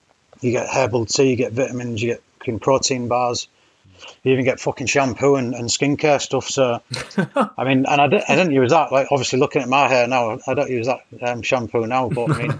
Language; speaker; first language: English; native; English